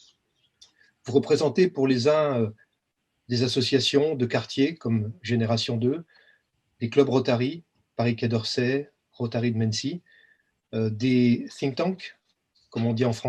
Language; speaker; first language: French; native; French